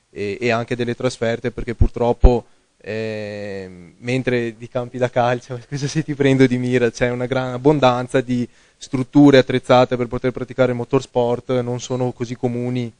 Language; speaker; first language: Italian; native; Italian